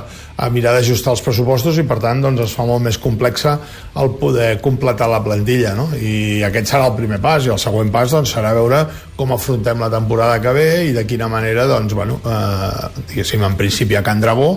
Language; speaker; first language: Catalan; native; Catalan